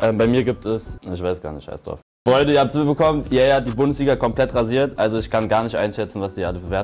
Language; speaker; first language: German; native; German